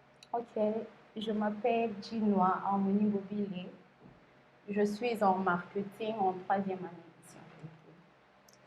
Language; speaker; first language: French; non-native, local second language; Lingala